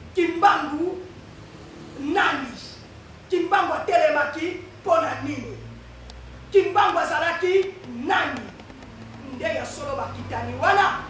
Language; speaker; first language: Lingala; non-native, local second language; Kongo